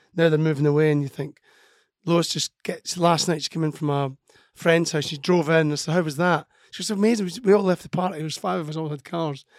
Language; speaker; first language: English; native; English